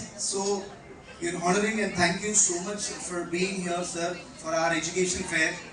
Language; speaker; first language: English; non-native, local second language; Telugu